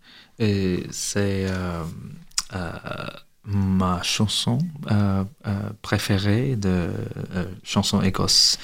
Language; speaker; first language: French; non-native, learner; English